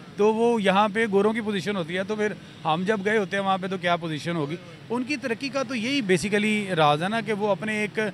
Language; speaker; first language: Urdu; native; Urdu